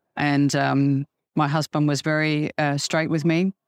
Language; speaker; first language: English; native; English